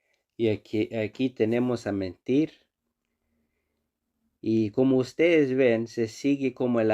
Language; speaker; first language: Spanish; non-native, fluent; Icelandic